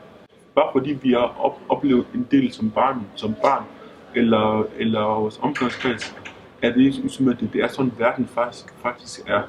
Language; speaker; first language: Danish; early bilingual, other home language; Lingala